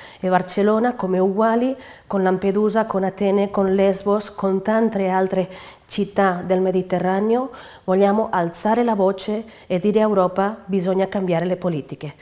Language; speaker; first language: Italian; non-native, fluent; Catalan